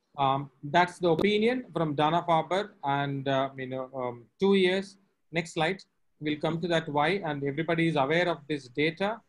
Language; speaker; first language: English; non-native, local second language; Tamil